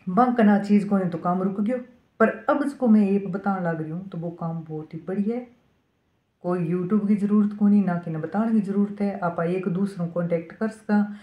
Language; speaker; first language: Hindi; native; Hindi